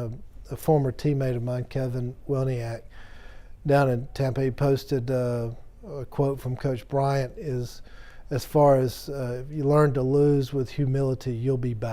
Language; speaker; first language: English; native; English